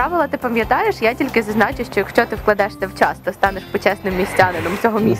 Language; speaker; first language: Ukrainian; native; Ukrainian